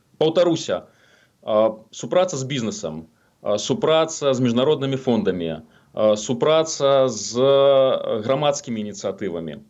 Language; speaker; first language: Belarusian; native; Belarusian